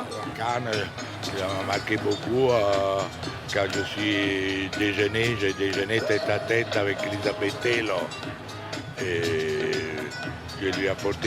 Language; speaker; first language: French; non-native, fluent; Italian